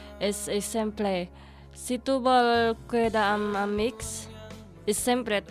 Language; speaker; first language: Catalan; non-native, learner; Indonesian